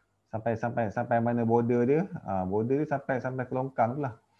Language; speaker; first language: Malay; native; Malay